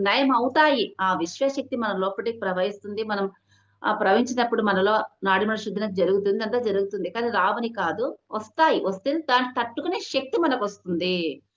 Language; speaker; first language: Telugu; non-native, local second language; Hindi